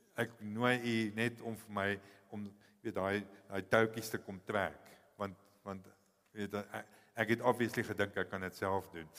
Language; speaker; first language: Afrikaans; native; Afrikaans